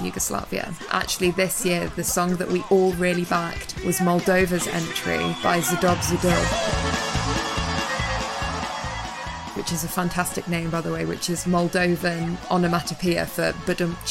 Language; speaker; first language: English; native; English